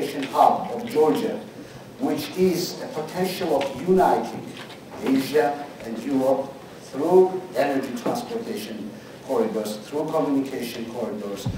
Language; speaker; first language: English; non-native, fluent; Georgian